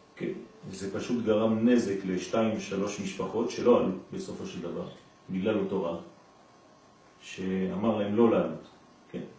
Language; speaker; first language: Hebrew; non-native, fluent; French